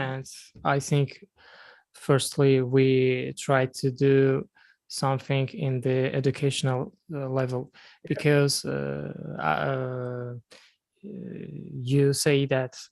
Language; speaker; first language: English; non-native, learner; Azerbaijani